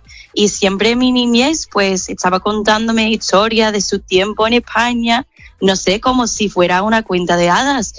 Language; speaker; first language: Spanish; non-native, fluent; English